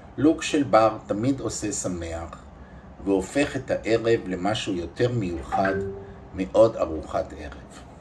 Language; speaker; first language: Hebrew; native; Hebrew